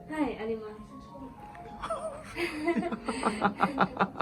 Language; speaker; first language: Japanese; non-native, fluent; Korean